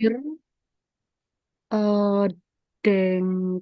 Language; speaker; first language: German; non-native, learner; Indonesian